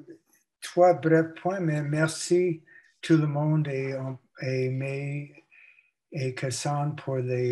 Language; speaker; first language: French; non-native, fluent; English